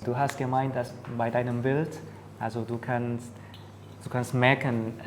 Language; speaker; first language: German; non-native, learner; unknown